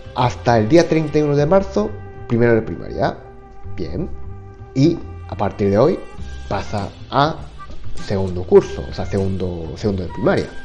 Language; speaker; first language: Spanish; non-native, fluent; Japanese